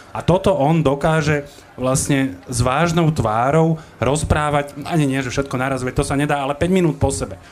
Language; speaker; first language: Slovak; native; Slovak